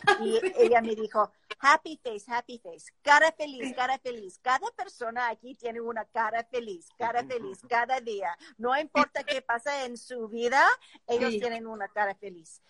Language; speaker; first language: Spanish; non-native, learner; English